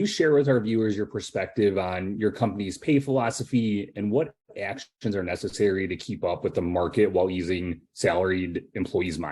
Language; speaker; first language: English; native; English